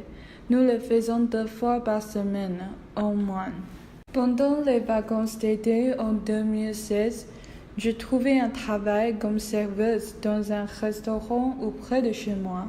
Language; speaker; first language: French; non-native, learner; Chinese